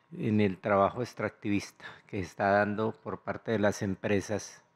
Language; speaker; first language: Spanish; native; Spanish